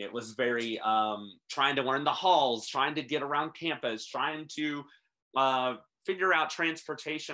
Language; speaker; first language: English; native; English